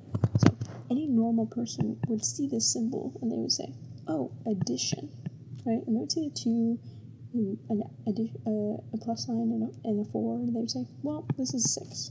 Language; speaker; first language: English; native; English